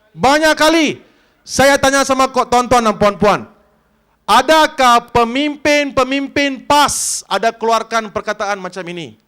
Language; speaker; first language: Malay; non-native, local second language; Tamil